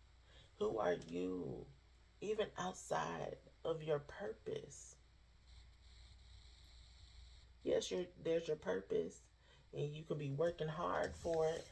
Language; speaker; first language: English; native; English